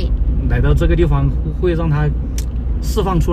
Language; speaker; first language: Chinese; native; Chinese